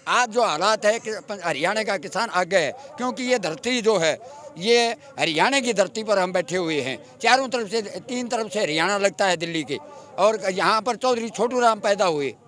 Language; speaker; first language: Hindi; native; Hindi